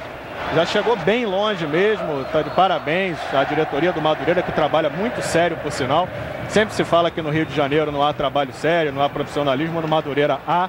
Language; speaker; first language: Portuguese; native; Portuguese